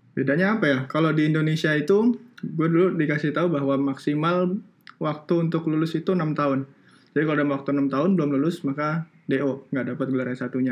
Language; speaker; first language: Indonesian; native; Indonesian